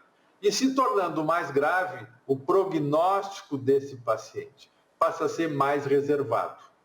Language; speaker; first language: Portuguese; native; Portuguese